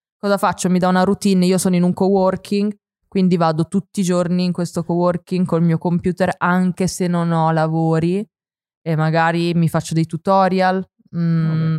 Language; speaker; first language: Italian; native; Italian